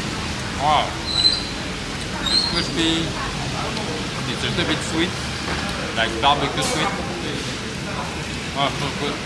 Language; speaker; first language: English; non-native, fluent; French